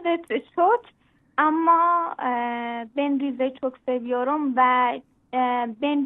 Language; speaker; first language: Turkish; non-native, learner; Persian